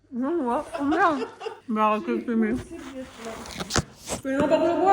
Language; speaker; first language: French; native; French